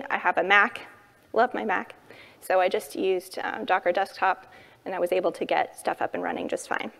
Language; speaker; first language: English; native; English